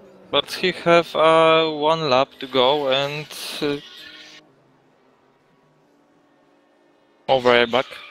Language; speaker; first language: English; non-native, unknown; Polish